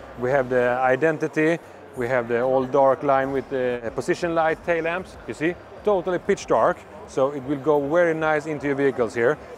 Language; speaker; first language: English; non-native, fluent; Swedish